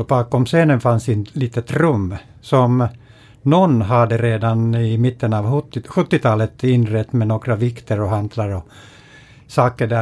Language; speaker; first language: Swedish; non-native, fluent; Finnish